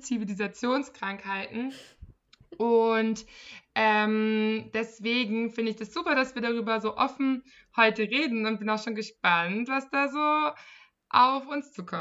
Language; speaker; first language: German; native; German